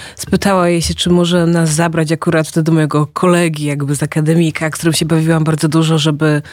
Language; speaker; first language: Polish; early bilingual, heritage; Polish